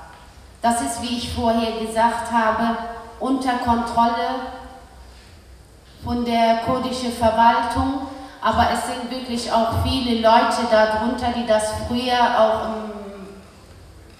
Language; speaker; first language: German; early bilingual, other home language; Kurdish